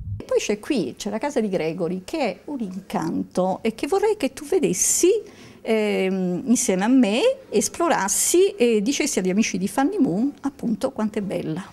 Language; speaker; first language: Italian; native; Italian